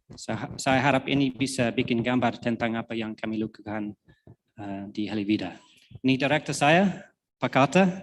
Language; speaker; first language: Indonesian; non-native, fluent; English